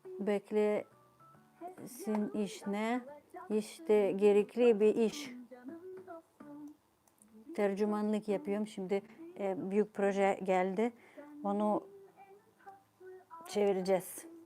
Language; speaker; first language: Turkish; non-native, fluent; Ukrainian